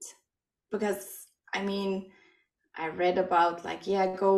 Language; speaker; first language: English; non-native, fluent; Swedish